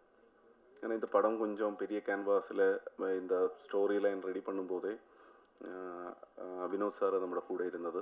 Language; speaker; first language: Tamil; non-native, learner; Malayalam